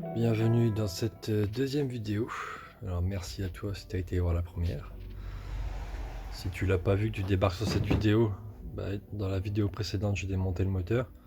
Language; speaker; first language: French; native; French